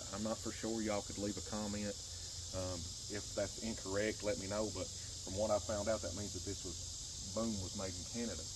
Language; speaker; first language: English; native; English